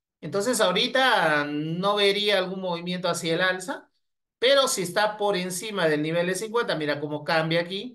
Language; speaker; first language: Spanish; native; Spanish